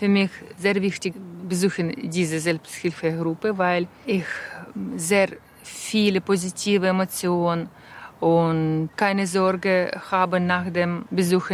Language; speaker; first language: German; non-native, learner; Ukrainian